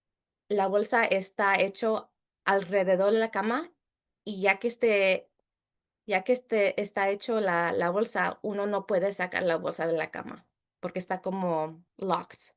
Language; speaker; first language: Spanish; early bilingual, heritage; Spanish